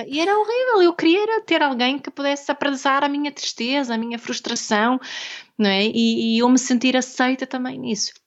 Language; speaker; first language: Portuguese; non-native, fluent; Swedish